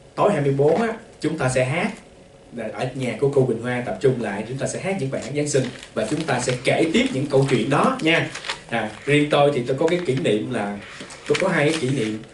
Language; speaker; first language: Vietnamese; native; Vietnamese